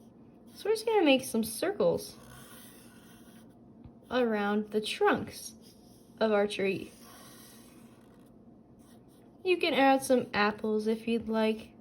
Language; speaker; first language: English; native; English